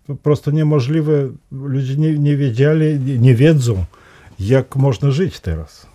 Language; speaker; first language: Polish; non-native, fluent; Russian